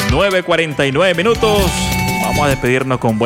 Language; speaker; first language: Spanish; native; Spanish